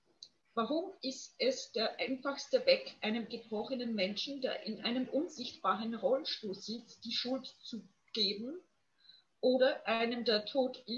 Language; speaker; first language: German; non-native, fluent; Polish